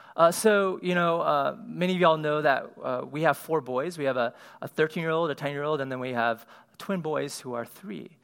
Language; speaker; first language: English; native; English